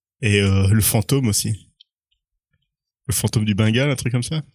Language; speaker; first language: French; native; French